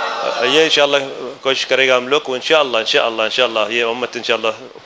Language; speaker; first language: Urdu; non-native, learner; Arabic